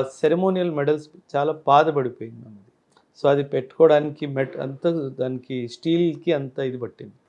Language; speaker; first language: Telugu; native; Telugu